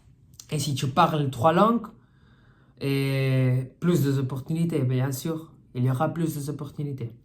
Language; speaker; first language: French; non-native, fluent; Spanish